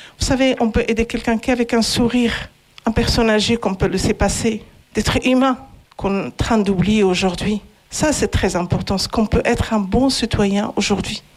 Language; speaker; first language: French; non-native, local second language; Arabic